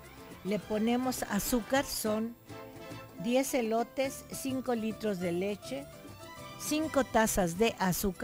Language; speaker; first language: Spanish; native; Spanish